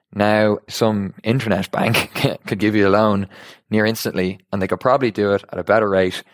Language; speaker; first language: English; native; English